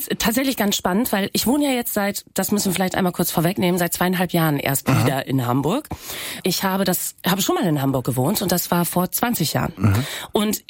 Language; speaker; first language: German; non-native, local second language; Low German